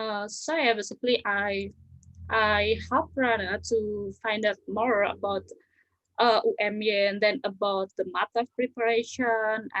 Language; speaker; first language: English; non-native, learner; Indonesian